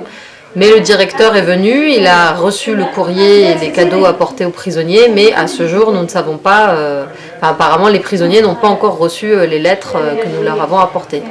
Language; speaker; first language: French; native; French